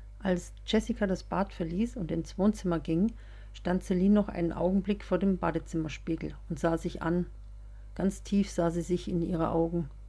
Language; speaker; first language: German; native; German